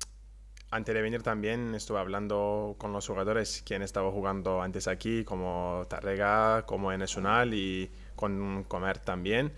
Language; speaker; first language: Spanish; non-native, learner; Turkish